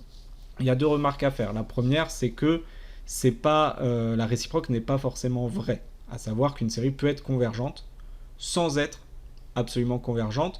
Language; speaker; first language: French; native; French